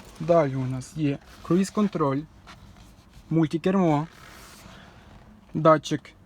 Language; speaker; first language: Ukrainian; native; Ukrainian